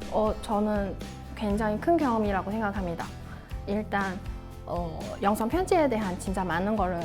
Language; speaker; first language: Korean; non-native, fluent; Chinese